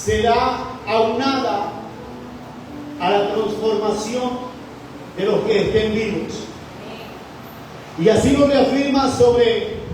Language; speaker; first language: Spanish; native; Spanish